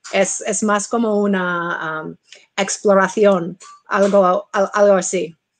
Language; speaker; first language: Spanish; non-native, fluent; English